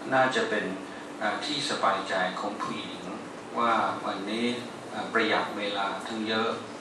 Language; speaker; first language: Thai; non-native, fluent; English